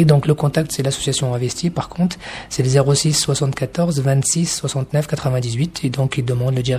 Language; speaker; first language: French; native; French